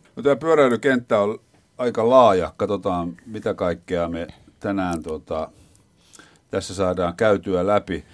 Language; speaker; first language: Finnish; native; Finnish